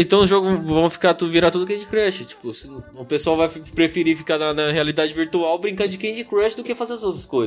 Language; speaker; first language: Portuguese; native; Portuguese